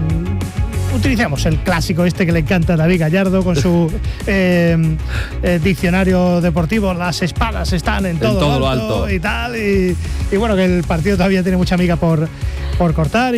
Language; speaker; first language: Spanish; native; Spanish